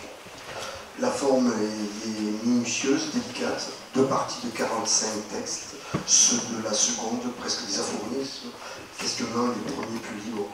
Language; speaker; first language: French; native; French